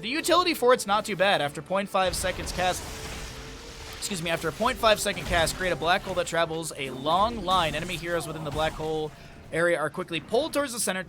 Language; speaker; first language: English; native; English